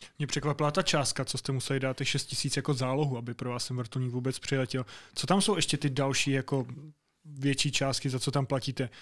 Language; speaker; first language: Czech; native; Czech